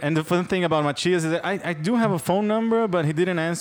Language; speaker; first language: English; non-native, fluent; Portuguese